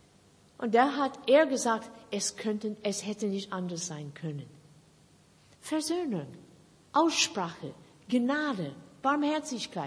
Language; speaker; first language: German; non-native, fluent; English